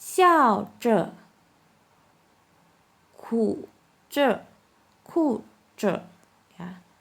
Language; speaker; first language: Chinese; non-native, fluent; Indonesian